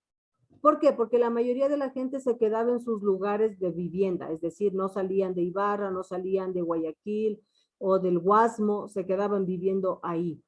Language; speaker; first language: Spanish; native; Spanish